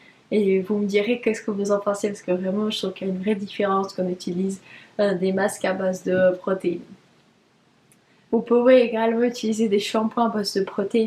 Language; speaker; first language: French; native; French